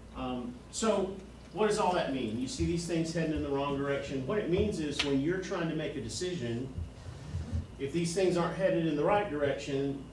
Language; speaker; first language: English; native; English